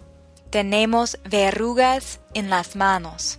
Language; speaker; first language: Spanish; non-native, fluent; English